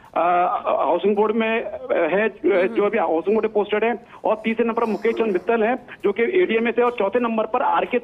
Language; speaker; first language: Hindi; native; Hindi